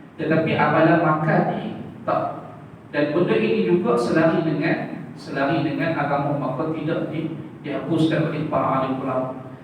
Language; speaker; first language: Malay; native; Malay